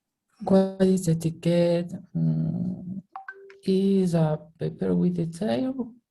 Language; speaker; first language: English; non-native, learner; Spanish